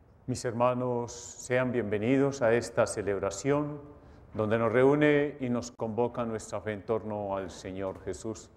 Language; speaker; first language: Spanish; native; Spanish